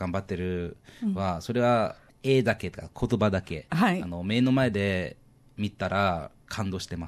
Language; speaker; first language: Japanese; non-native, learner; English